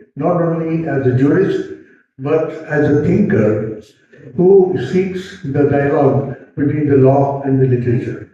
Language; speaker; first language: English; non-native, local second language; Marathi